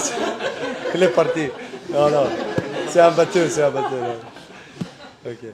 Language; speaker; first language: French; non-native, learner; Serbian